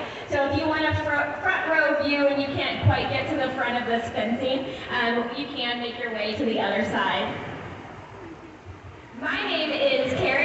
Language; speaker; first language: English; native; English